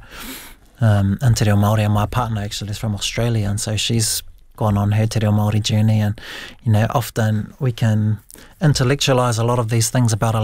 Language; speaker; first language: English; non-native, local second language; Māori